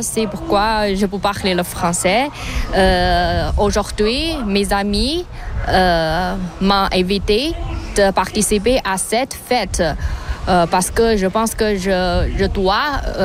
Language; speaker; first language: French; non-native, learner; Chinese